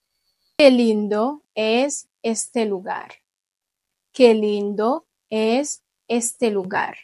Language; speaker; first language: Spanish; non-native, fluent; Haitian Creole